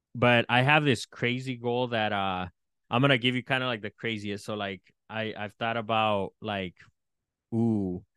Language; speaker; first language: English; early bilingual, other home language; Spanish